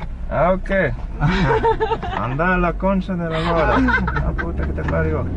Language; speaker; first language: Spanish; non-native, fluent; English